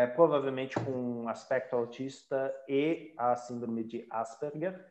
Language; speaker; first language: Portuguese; non-native, local second language; German